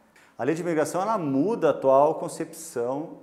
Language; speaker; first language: Portuguese; native; Portuguese